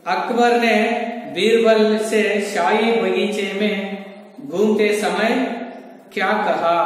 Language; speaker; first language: Hindi; non-native, local second language; Kannada